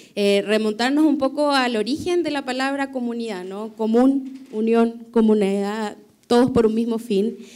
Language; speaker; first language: Spanish; native; Spanish